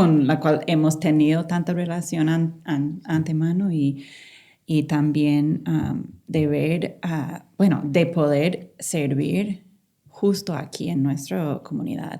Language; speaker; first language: Spanish; non-native, fluent; English